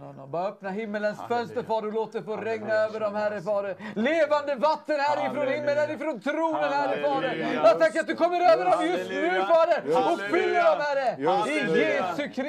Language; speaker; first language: Swedish; native; Swedish